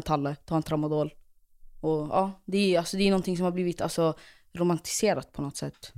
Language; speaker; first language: Swedish; native; Swedish